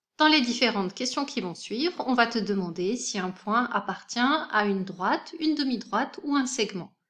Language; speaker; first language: French; native; French